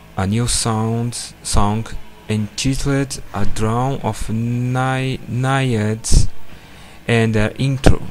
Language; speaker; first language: English; non-native, learner; Portuguese